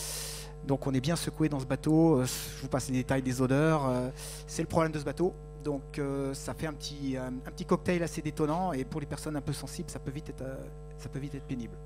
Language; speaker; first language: French; native; French